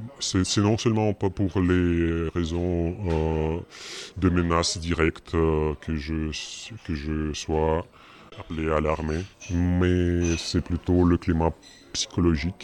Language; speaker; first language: French; non-native, fluent; Russian